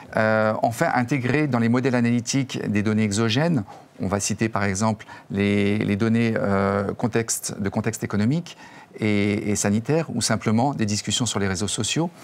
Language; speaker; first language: French; native; French